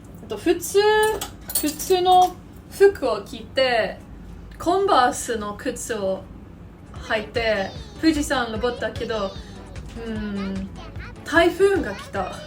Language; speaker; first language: Japanese; non-native, learner; English